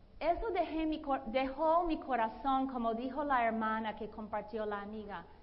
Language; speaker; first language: Spanish; non-native, fluent; English